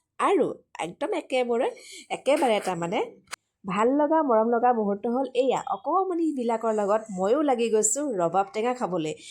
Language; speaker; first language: Assamese; non-native, local second language; Manipuri